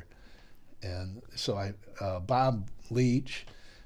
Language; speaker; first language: English; native; English